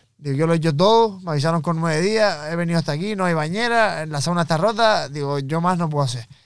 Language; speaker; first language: Spanish; native; Spanish